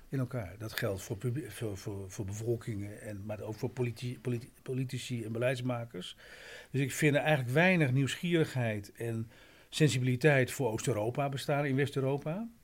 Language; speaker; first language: Dutch; native; Dutch